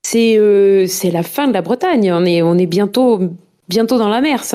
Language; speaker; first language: French; native; French